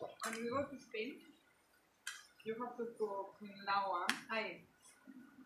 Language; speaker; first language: English; non-native, learner; Spanish